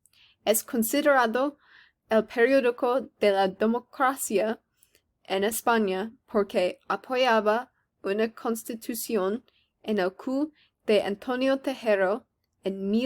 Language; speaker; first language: Spanish; non-native, learner; English